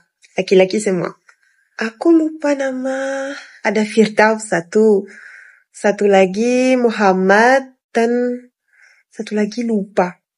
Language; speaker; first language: Indonesian; non-native, fluent; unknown